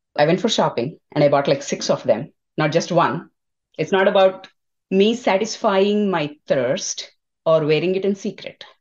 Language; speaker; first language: English; non-native, local second language; Telugu